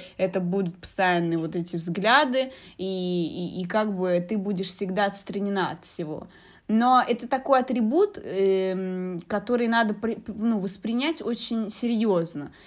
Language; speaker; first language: Russian; early bilingual, heritage; Russian